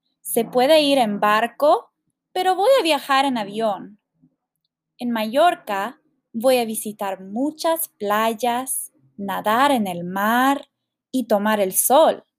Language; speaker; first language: Spanish; non-native, learner; English